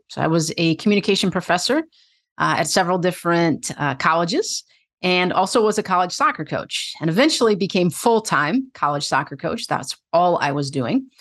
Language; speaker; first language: English; native; English